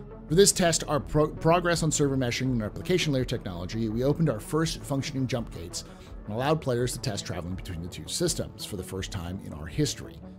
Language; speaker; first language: English; native; English